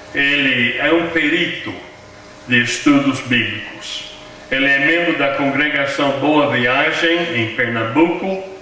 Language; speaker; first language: Portuguese; non-native, fluent; English